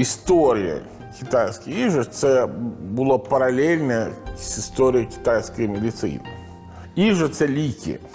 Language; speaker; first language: Ukrainian; non-native, learner; Italian